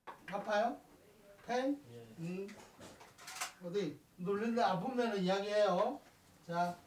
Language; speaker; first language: Korean; non-native, learner; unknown